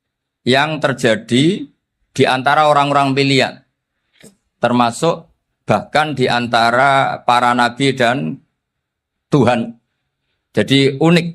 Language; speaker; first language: Indonesian; non-native, local second language; Javanese